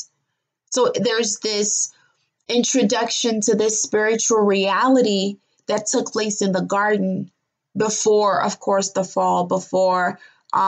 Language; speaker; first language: English; non-native, local second language; Yoruba